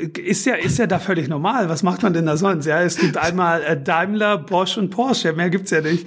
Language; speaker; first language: German; early bilingual, other home language; Turkish